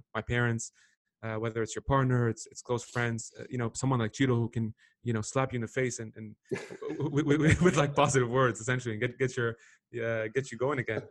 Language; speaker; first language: English; non-native, fluent; Arabic